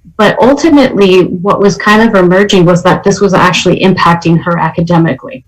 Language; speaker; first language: English; native; English